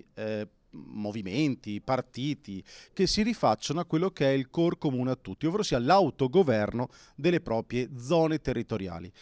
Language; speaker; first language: Italian; non-native, local second language; Venetian